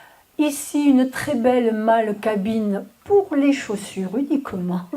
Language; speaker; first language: French; native; French